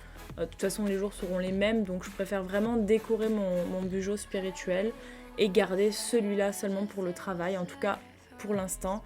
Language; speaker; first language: French; native; French